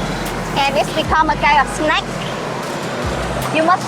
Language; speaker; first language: English; non-native, learner; Vietnamese